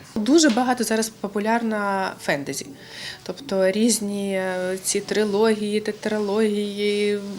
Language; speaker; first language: Ukrainian; native; Ukrainian